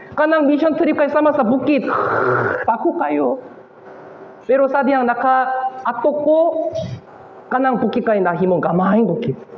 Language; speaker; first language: Cebuano; non-native, fluent; Korean